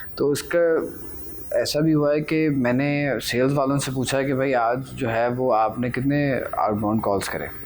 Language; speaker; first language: Urdu; native; Urdu